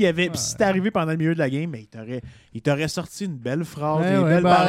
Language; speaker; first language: French; native; French